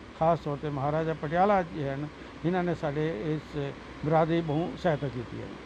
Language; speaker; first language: Punjabi; non-native, local second language; Saraiki